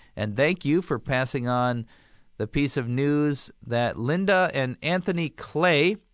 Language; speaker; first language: English; native; English